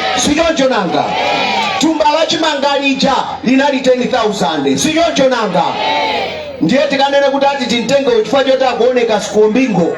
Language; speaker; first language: Nyanja; native; Nyanja